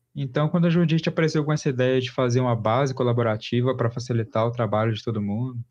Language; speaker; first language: Portuguese; native; Portuguese